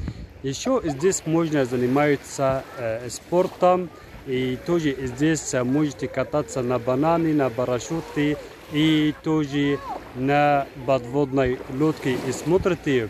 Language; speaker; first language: Russian; non-native, fluent; Arabic